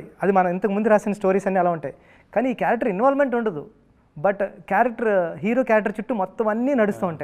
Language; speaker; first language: Telugu; native; Telugu